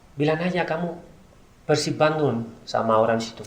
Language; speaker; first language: Indonesian; non-native, learner; Spanish